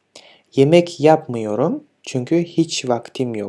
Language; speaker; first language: Turkish; non-native, fluent; Kyrgyz